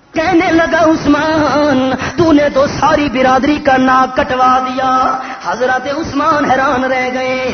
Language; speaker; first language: Urdu; native; Urdu